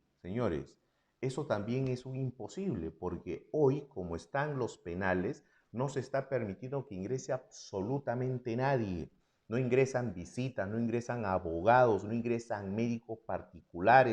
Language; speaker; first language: Spanish; native; Spanish